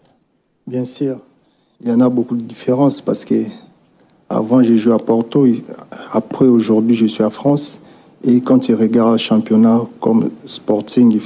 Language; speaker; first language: French; non-native, local second language; Lingala